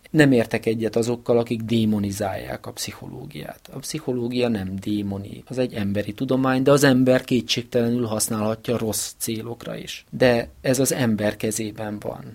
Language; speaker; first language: Hungarian; native; Hungarian